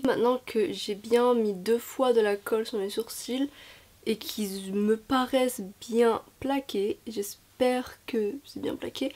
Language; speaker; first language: French; native; French